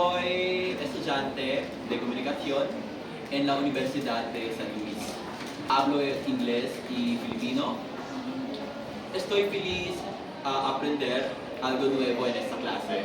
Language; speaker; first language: Spanish; non-native, learner; Filipino